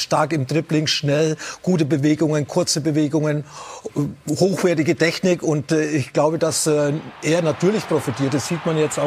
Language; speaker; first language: German; native; German